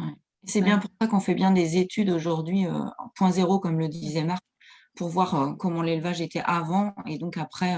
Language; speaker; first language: French; native; French